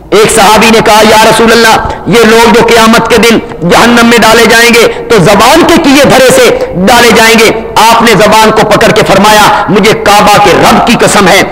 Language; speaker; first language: Urdu; non-native, local second language; Punjabi